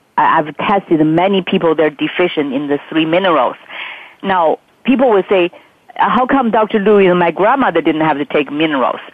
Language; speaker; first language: English; non-native, fluent; Chinese